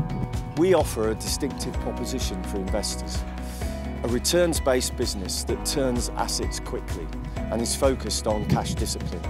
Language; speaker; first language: English; native; English